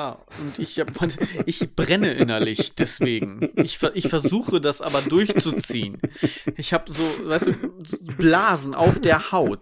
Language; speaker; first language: German; native; German